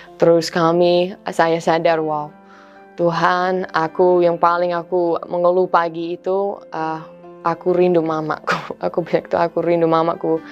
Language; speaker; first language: Indonesian; non-native, fluent; English